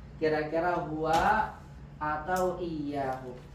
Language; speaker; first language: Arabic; non-native, fluent; Indonesian